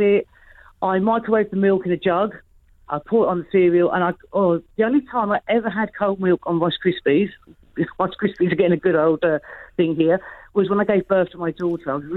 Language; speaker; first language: English; native; English